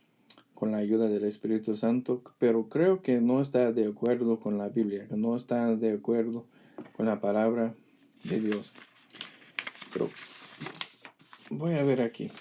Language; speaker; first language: Spanish; non-native, fluent; English